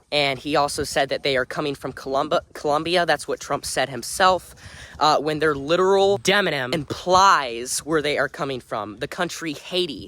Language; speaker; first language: English; native; English